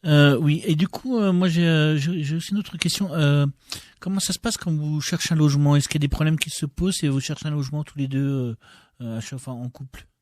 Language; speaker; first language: French; native; French